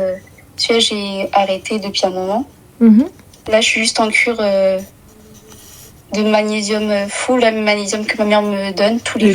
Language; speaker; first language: French; early bilingual, other home language; Arabic